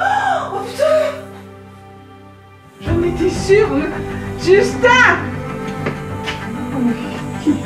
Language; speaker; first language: French; native; French